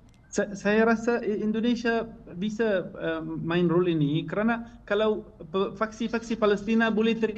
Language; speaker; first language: Indonesian; non-native, fluent; Arabic